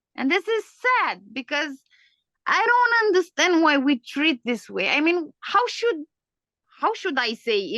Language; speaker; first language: English; non-native, fluent; Romanian